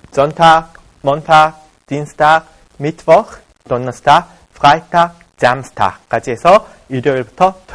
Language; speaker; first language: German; non-native, fluent; Korean